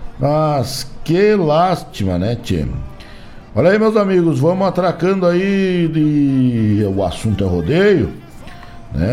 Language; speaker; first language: Portuguese; native; Portuguese